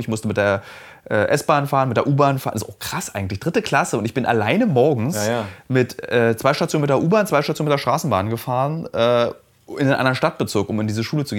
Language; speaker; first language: German; native; German